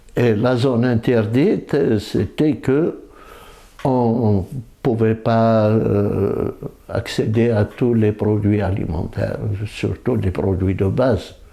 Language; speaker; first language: French; non-native, local second language; Kabyle